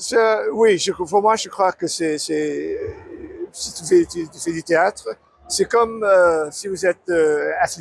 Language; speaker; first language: French; non-native, learner; English